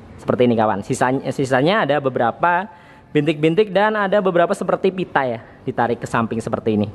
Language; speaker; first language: Indonesian; native; Indonesian